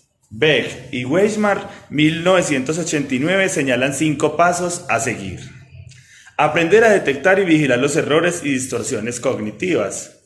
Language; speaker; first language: Spanish; native; Spanish